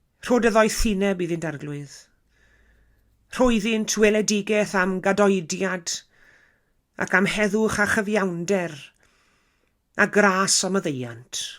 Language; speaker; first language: Welsh; native; Welsh